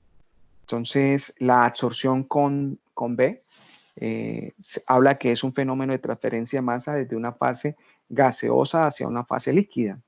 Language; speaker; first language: Spanish; native; Spanish